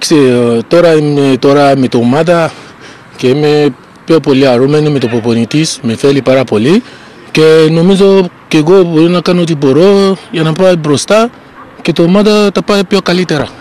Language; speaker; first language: Greek; non-native, learner; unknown